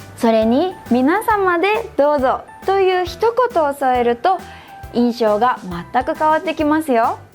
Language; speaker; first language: Japanese; native; Japanese